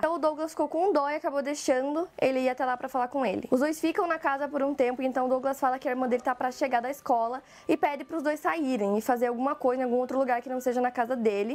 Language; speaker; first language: Portuguese; native; Portuguese